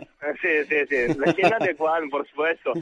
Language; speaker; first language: Portuguese; non-native, learner; Chinese